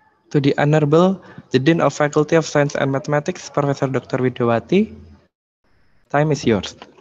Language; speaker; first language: English; non-native, fluent; Indonesian